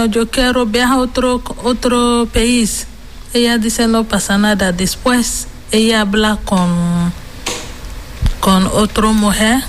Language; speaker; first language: Spanish; non-native, learner; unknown